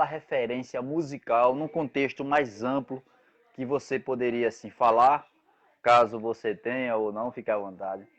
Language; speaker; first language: Portuguese; native; Portuguese